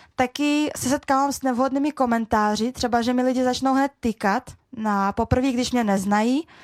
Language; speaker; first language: Czech; early bilingual, other home language; Russian